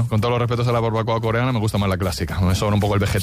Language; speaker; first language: Spanish; native; Spanish